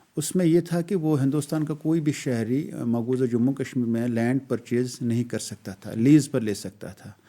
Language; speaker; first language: Urdu; non-native, local second language; Kashmiri